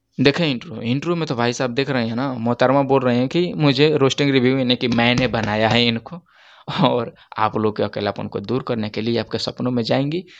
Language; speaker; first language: Hindi; native; Hindi